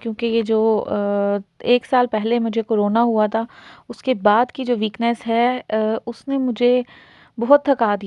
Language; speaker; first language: Hindi; native; Hindi